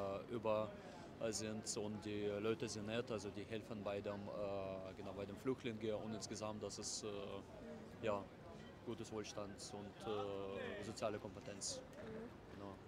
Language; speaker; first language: German; non-native, learner; Russian